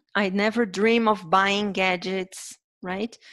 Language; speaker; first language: English; non-native, fluent; Portuguese